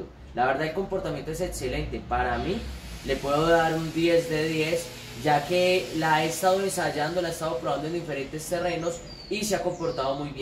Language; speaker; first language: Spanish; native; Spanish